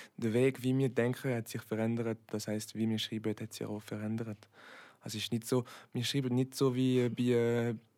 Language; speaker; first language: German; non-native, local second language; French